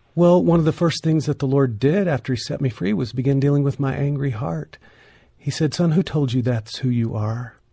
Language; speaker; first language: English; native; English